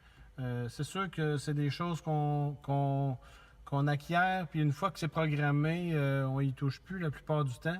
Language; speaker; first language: French; native; French